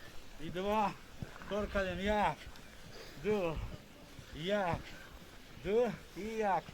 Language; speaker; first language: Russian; non-native, local second language; Tajik